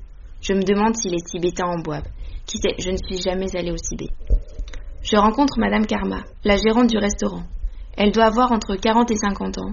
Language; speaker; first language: French; native; French